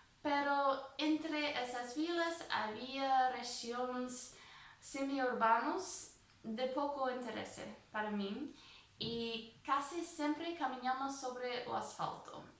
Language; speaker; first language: Portuguese; non-native, fluent; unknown